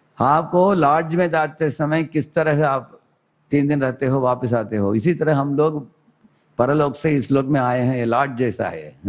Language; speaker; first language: Hindi; non-native, local second language; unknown